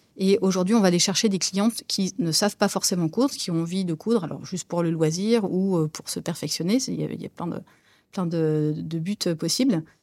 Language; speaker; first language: French; native; French